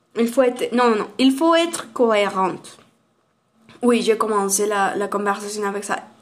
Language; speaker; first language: French; non-native, learner; Spanish